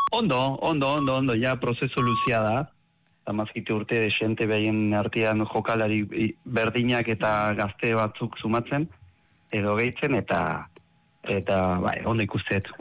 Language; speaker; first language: Basque; early bilingual, heritage; Spanish